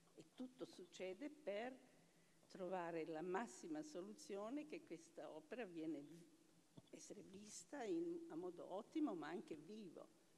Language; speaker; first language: Italian; non-native, fluent; Croatian